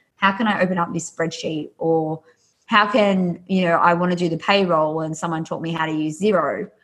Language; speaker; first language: English; native; English